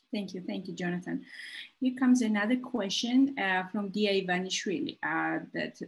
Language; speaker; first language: English; non-native, fluent; Georgian